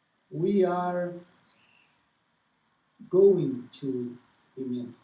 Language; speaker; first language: English; non-native, learner; Portuguese